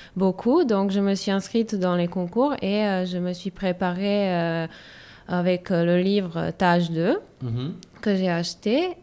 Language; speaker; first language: French; non-native, fluent; Serbian